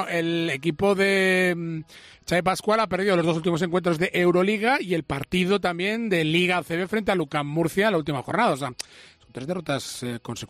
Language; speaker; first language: Spanish; native; Spanish